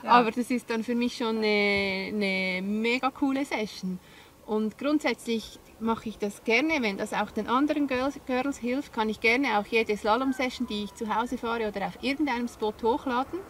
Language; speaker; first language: German; native; German